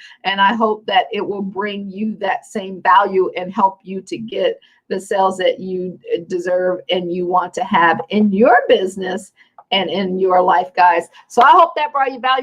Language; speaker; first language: English; native; English